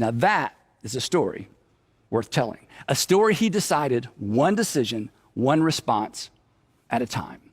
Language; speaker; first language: English; native; English